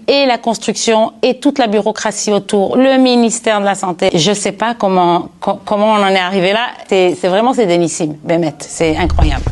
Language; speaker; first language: French; native; French